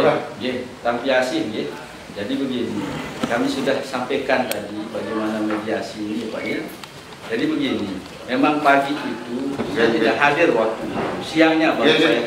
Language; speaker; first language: Indonesian; non-native, local second language; Sasak